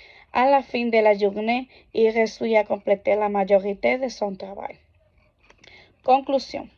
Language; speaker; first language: French; non-native, learner; Spanish